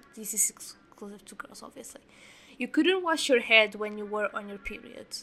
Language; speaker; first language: English; non-native, fluent; Portuguese